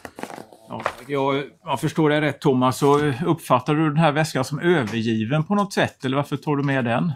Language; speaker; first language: Swedish; native; Swedish